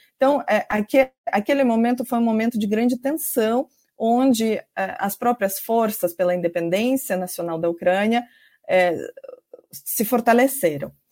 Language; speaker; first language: Portuguese; non-native, fluent; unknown